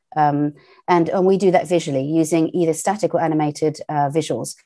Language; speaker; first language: English; native; English